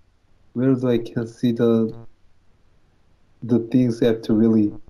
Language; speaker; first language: English; non-native, learner; Korean